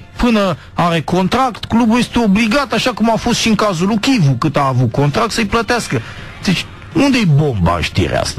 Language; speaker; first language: Romanian; native; Romanian